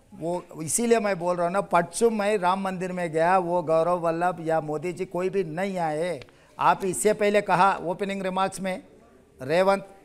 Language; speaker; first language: Hindi; non-native, local second language; Telugu